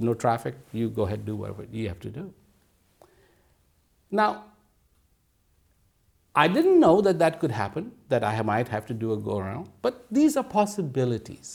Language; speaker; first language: English; non-native, local second language; Hindi